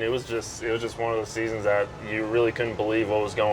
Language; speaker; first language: English; native; English